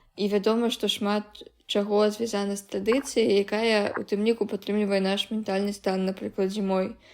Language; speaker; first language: Belarusian; non-native, local second language; Russian